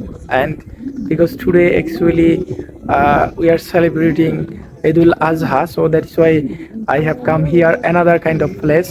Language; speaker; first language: English; non-native, learner; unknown